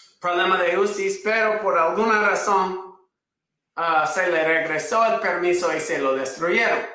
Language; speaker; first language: Spanish; non-native, fluent; English